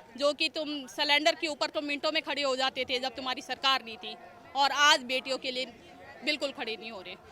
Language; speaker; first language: Hindi; native; Hindi